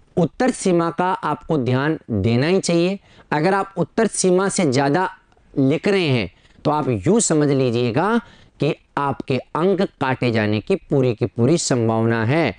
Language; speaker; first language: Hindi; native; Hindi